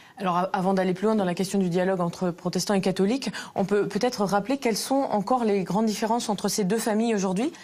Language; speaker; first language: French; native; French